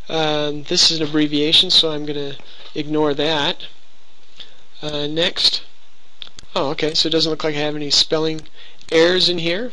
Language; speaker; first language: English; native; English